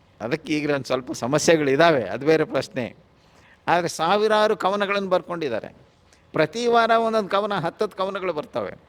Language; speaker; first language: Kannada; non-native, local second language; Lambadi